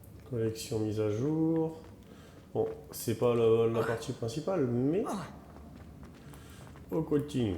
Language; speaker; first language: French; native; French